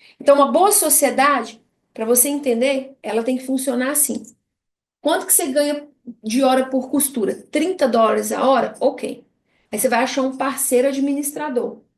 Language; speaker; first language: Portuguese; native; Portuguese